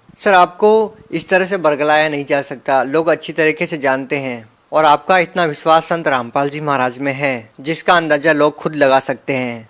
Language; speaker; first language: Hindi; native; Hindi